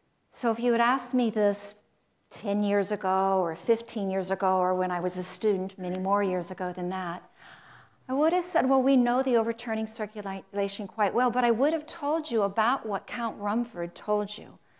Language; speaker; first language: English; native; English